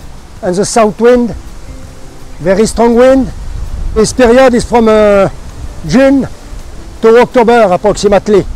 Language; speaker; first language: English; non-native, learner; French